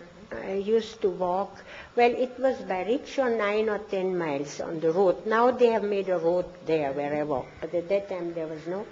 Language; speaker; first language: English; non-native, fluent; German